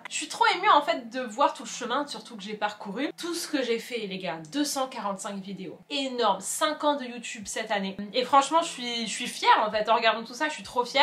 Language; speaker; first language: French; native; French